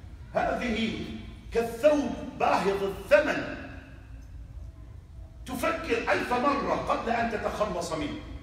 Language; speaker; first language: Arabic; native; Arabic